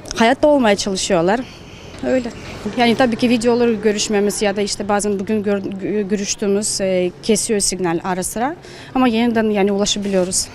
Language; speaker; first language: Turkish; non-native, fluent; Ukrainian